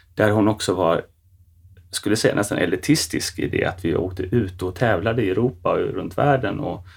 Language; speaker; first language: Swedish; native; Swedish